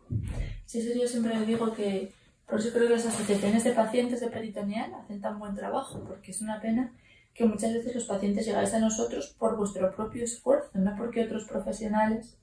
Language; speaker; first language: Spanish; native; Spanish